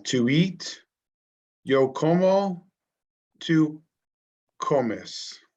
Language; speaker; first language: Spanish; non-native, learner; English